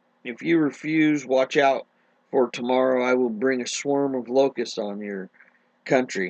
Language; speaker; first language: English; native; English